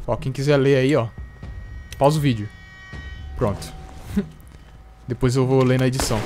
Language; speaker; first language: Portuguese; native; Portuguese